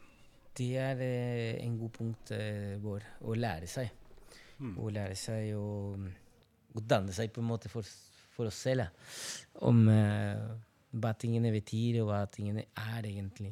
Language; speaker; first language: Norwegian; non-native, fluent; Spanish